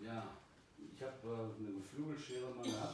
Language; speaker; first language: German; native; German